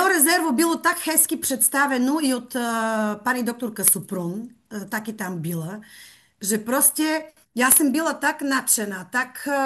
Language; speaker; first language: Czech; non-native, fluent; Bulgarian